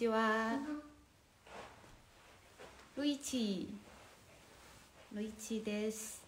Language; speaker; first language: Japanese; non-native, learner; Chinese